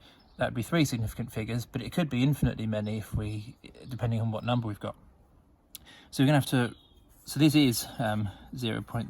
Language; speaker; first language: English; native; English